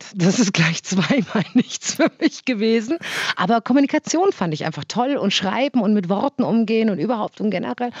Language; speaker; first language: German; native; German